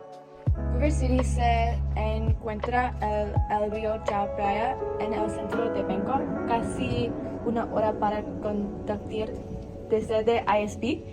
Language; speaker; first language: Spanish; non-native, learner; Thai